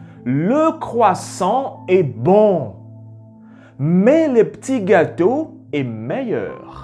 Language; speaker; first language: French; non-native, fluent; Portuguese